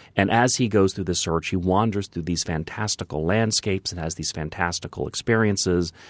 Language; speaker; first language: English; native; English